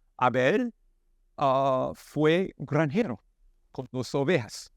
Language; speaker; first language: Spanish; non-native, learner; English